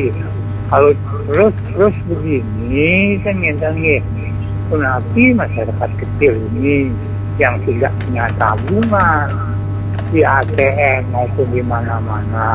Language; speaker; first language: Indonesian; non-native, local second language; Balinese